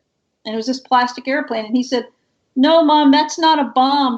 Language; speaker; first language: English; native; English